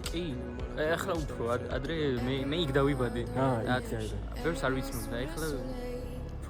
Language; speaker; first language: Georgian; early bilingual, heritage; French